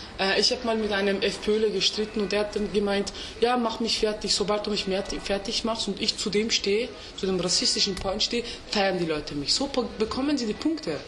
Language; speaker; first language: German; early bilingual, other home language; Turkish